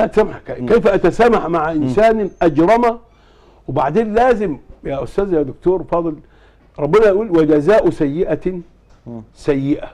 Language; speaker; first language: Arabic; native; Arabic